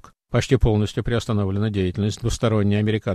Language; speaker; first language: Russian; native; Russian